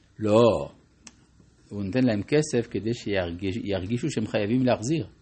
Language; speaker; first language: Hebrew; non-native, fluent; French